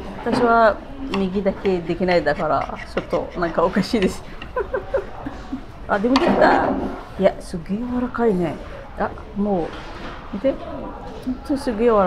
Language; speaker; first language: Japanese; non-native, learner; Arabic